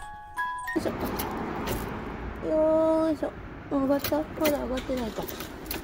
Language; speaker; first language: Japanese; native; Japanese